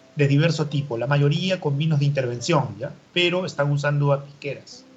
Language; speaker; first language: Spanish; native; Spanish